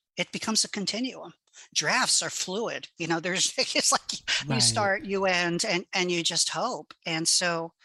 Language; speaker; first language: English; early bilingual, other home language; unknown